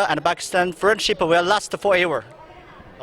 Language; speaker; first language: English; non-native, learner; Chinese